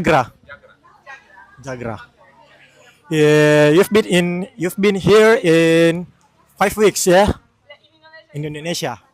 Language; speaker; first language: English; non-native, learner; Indonesian